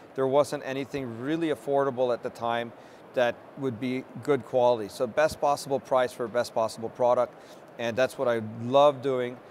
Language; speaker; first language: English; non-native, local second language; Filipino